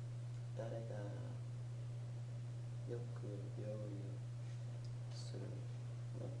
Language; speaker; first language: Japanese; non-native, learner; English